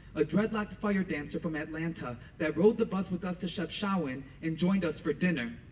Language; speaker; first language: English; native; English